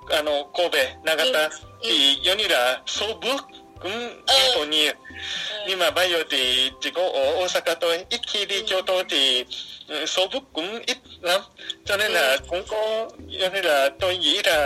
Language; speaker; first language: Vietnamese; non-native, fluent; Japanese